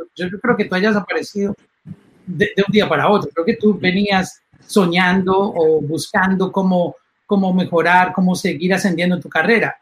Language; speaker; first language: Spanish; native; Spanish